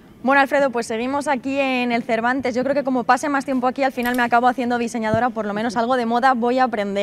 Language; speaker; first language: Spanish; native; Spanish